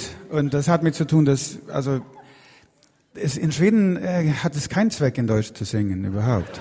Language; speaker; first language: German; non-native, learner; Swedish